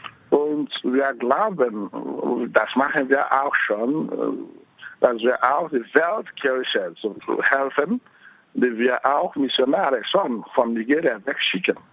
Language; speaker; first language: German; non-native, fluent; Igbo